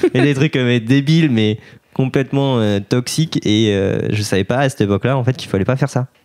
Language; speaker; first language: French; native; French